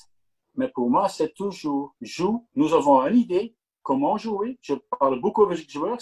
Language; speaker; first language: French; non-native, local second language; Dutch